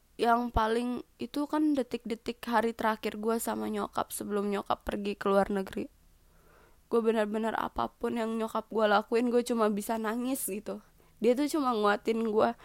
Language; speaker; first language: Indonesian; native; Indonesian